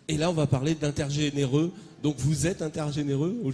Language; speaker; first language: French; native; French